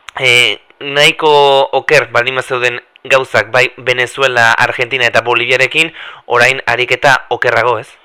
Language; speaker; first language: Basque; native; Basque